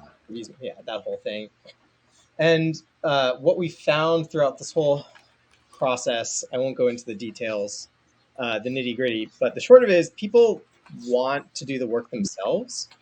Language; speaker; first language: English; native; English